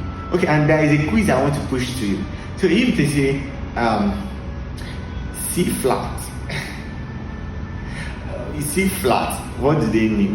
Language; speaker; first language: English; non-native, local second language; Yoruba